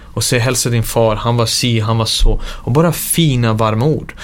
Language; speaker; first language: Swedish; early bilingual, other home language; Serbian